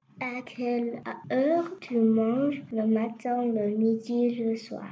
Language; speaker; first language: French; non-native, learner; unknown